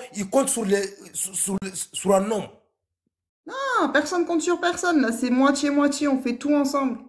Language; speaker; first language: French; native; French